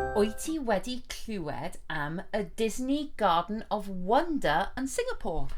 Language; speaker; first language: Welsh; non-native, fluent; English